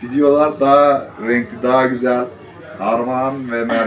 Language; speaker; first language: Turkish; native; Turkish